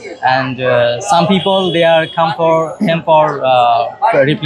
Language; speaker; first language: English; non-native, learner; Bangla